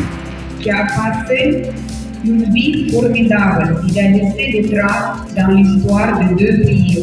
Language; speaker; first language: French; non-native, fluent; Russian